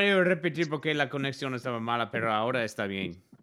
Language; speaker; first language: Spanish; non-native, learner; English